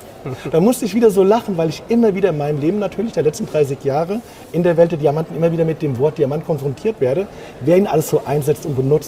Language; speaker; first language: German; native; German